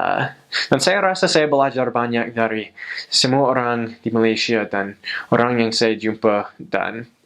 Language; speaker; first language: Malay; non-native, fluent; English